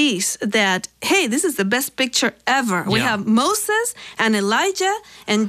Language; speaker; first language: English; non-native, fluent; Spanish